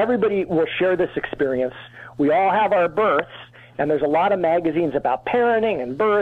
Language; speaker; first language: English; native; English